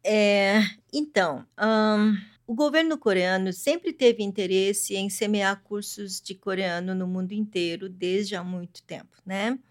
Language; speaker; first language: Portuguese; early bilingual, other home language; Korean